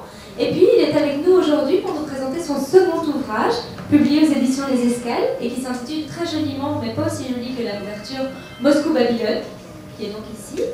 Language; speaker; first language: French; native; French